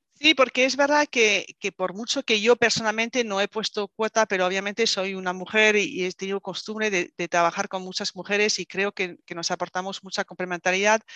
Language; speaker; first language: Spanish; non-native, fluent; French